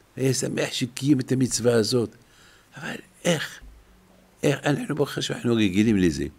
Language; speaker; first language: Hebrew; non-native, fluent; French